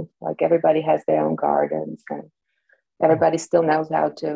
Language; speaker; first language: English; non-native, fluent; Slovak